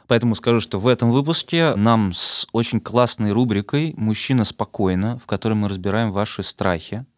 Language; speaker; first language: Russian; native; Russian